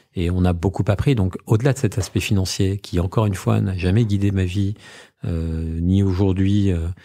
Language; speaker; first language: French; native; French